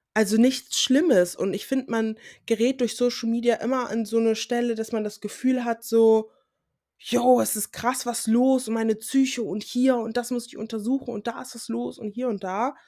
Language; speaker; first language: German; native; German